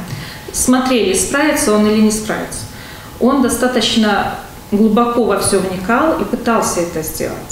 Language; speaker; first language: Russian; native; Russian